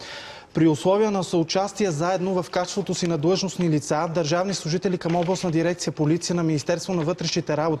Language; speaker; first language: Bulgarian; native; Bulgarian